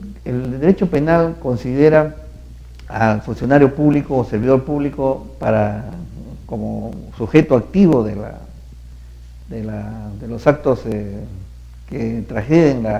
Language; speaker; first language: Spanish; native; Spanish